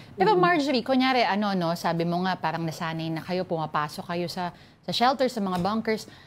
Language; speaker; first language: Filipino; native; Filipino